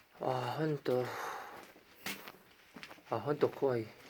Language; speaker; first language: Japanese; non-native, learner; Korean